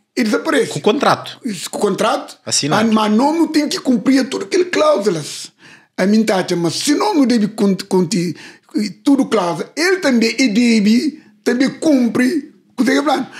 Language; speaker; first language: Portuguese; non-native, local second language; Kabuverdianu